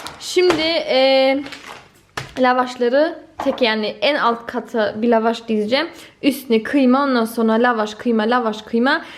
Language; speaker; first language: Turkish; early bilingual, heritage; Turkish